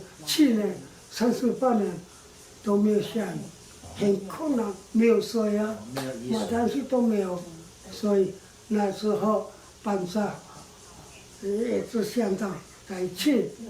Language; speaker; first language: Chinese; non-native, local second language; Amis